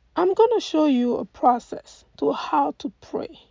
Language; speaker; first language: English; non-native, fluent; French